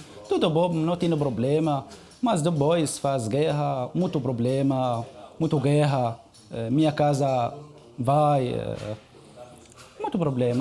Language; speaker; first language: Portuguese; non-native, learner; Arabic